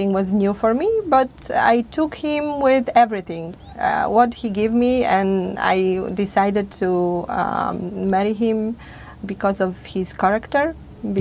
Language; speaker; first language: English; non-native, fluent; Polish